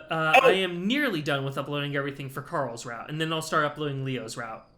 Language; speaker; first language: English; native; English